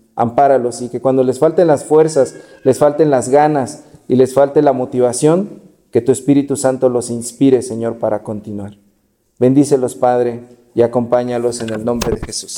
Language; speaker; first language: Spanish; native; Spanish